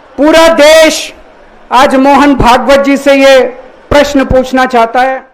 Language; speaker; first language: Hindi; native; Hindi